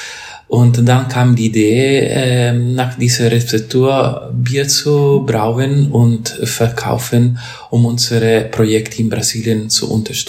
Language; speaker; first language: German; non-native, fluent; Italian